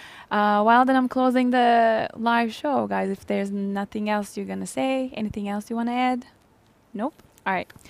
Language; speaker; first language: English; non-native, fluent; Turkish